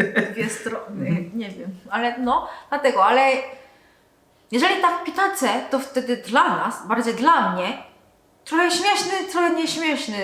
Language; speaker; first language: Polish; non-native, learner; Korean